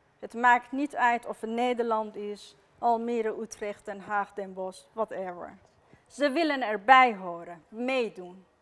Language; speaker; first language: Dutch; non-native, fluent; Persian